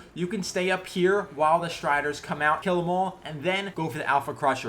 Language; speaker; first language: English; native; English